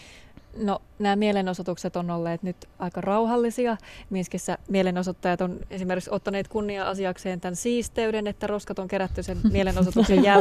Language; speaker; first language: Finnish; native; Finnish